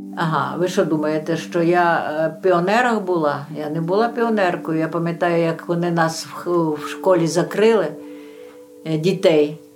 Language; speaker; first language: Ukrainian; native; Ukrainian